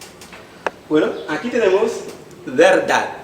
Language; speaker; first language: Spanish; non-native, fluent; Haitian Creole